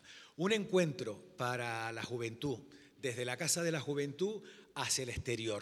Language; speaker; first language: Spanish; native; Spanish